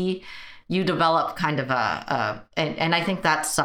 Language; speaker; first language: English; early bilingual, other home language; Chinese